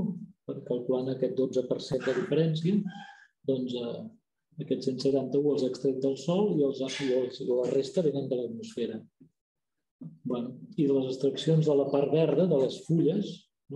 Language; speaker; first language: Catalan; native; Catalan